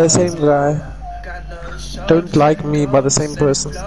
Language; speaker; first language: English; native; English